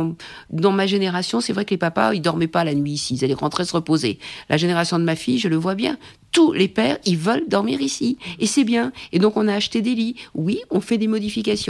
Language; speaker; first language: French; native; French